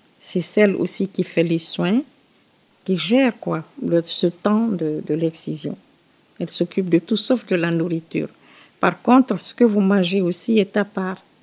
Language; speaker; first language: French; non-native, local second language; Susu